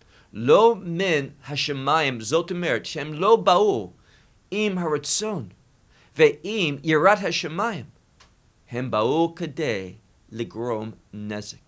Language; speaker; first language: Hebrew; non-native, fluent; English